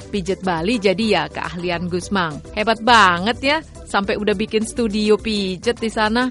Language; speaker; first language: Indonesian; native; Indonesian